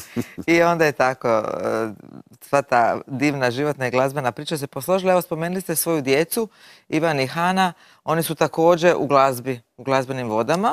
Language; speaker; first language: Croatian; native; Croatian